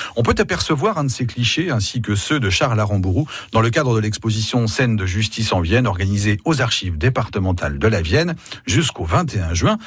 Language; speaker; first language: French; native; French